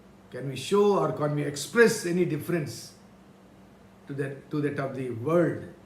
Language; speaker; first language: English; non-native, local second language; Telugu